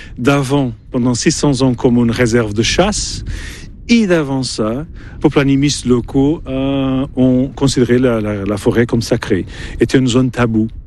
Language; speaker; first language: French; non-native, fluent; Portuguese